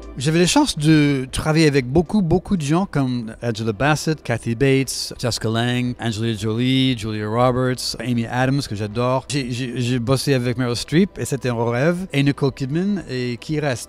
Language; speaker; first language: French; non-native, fluent; English